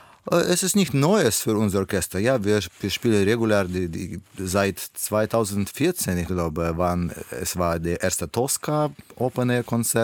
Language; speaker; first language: German; non-native, learner; Russian